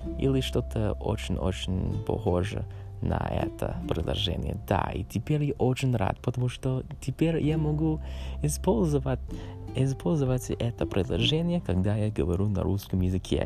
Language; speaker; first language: Russian; non-native, learner; English